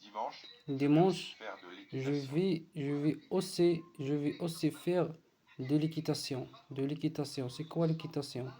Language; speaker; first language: French; non-native, learner; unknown